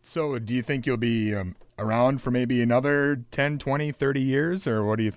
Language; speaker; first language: English; native; English